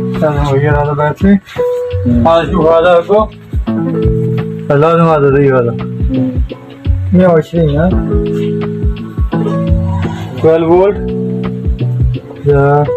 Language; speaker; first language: Arabic; non-native, learner; Hindi